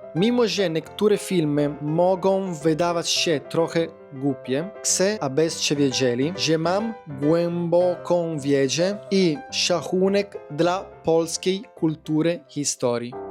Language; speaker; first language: Polish; non-native, learner; Italian